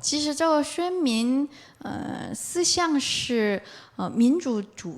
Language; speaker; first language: Chinese; non-native, fluent; Korean